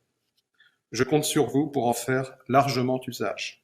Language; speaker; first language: French; native; French